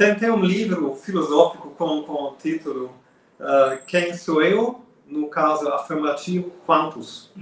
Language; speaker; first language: Portuguese; non-native, fluent; German